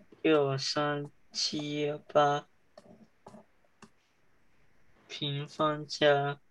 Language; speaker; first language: Chinese; early bilingual, heritage; Chinese